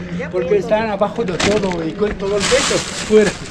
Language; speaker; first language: Spanish; non-native, learner; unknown